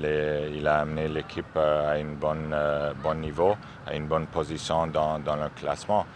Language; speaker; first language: French; non-native, local second language; English